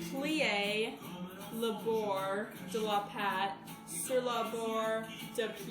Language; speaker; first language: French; non-native, learner; English